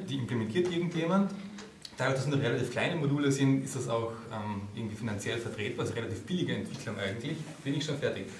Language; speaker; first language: German; native; German